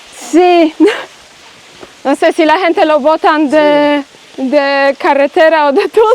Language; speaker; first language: Spanish; non-native, learner; Polish